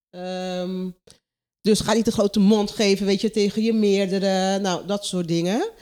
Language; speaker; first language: Dutch; non-native, local second language; Papiamento